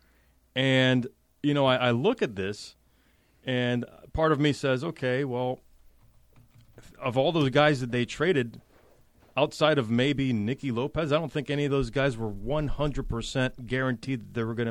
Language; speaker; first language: English; native; English